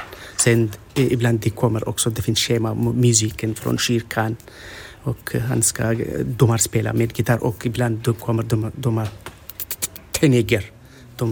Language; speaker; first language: Swedish; non-native, learner; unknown